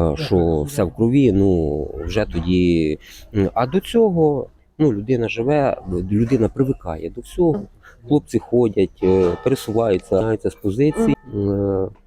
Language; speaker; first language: Ukrainian; native; Ukrainian